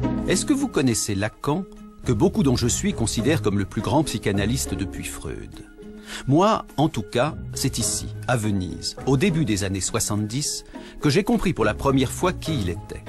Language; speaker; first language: French; native; French